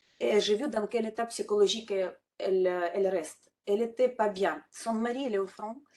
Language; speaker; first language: French; non-native, fluent; Ukrainian